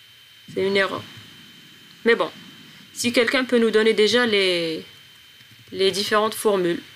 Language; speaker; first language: French; non-native, local second language; Arabic